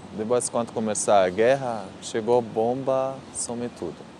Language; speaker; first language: Portuguese; non-native, learner; Arabic